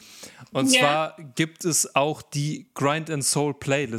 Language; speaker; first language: German; native; German